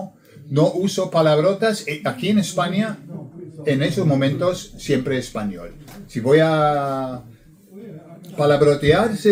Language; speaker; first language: Spanish; non-native, fluent; English